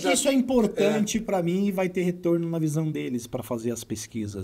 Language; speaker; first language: Portuguese; native; Portuguese